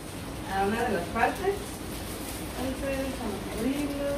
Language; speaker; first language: Spanish; native; Spanish